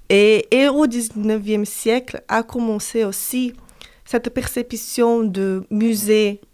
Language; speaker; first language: French; non-native, fluent; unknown